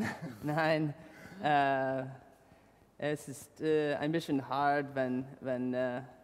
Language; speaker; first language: German; non-native, learner; English